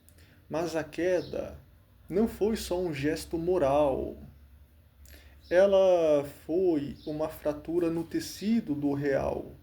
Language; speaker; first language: Portuguese; native; Portuguese